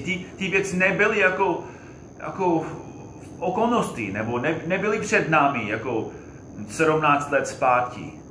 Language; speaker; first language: Czech; non-native, fluent; English